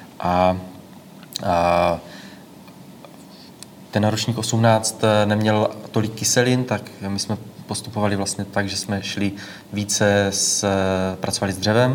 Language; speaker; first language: Czech; native; Czech